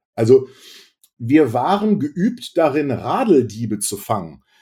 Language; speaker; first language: German; native; German